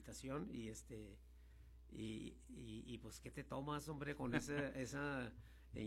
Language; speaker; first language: Spanish; native; Spanish